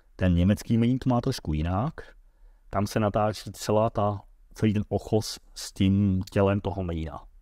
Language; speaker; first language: Czech; early bilingual, heritage; Dutch